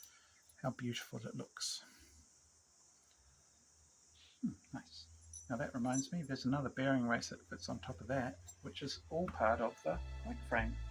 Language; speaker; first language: English; native; English